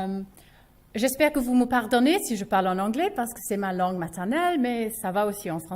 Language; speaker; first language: French; non-native, fluent; English